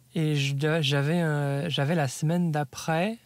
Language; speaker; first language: French; native; French